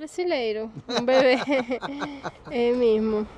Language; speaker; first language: Portuguese; non-native, learner; Spanish